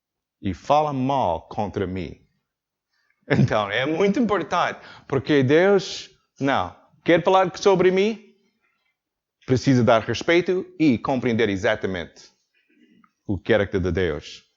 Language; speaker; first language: Portuguese; non-native, learner; English